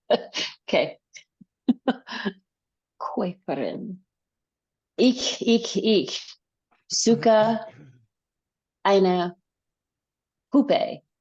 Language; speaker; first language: German; non-native, learner; English